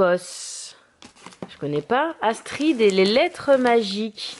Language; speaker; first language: French; native; French